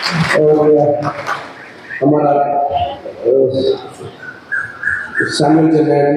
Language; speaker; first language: Hindi; non-native, local second language; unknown